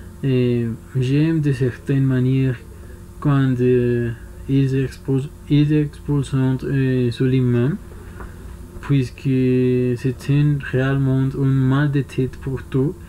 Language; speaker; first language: French; non-native, learner; Spanish